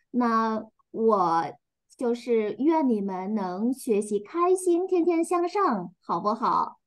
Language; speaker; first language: Chinese; non-native, fluent; Vietnamese